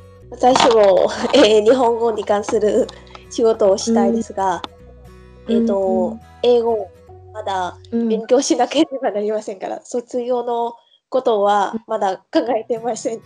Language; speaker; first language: Japanese; non-native, learner; Vietnamese